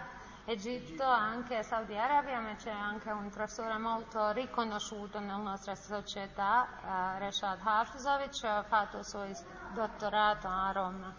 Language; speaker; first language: Italian; non-native, learner; Bosnian